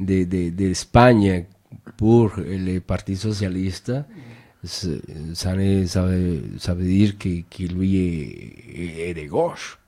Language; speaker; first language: French; non-native, fluent; Spanish